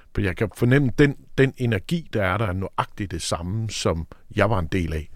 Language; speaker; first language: Danish; native; Danish